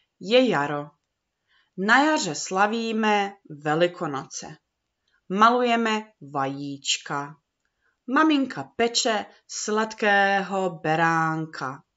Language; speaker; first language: Czech; early bilingual, heritage; Czech